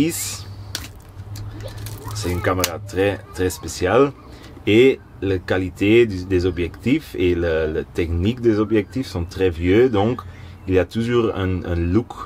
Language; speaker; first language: French; non-native, local second language; Dutch